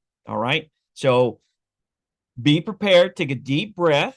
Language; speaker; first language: English; native; English